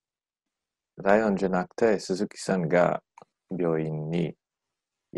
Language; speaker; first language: Japanese; non-native, learner; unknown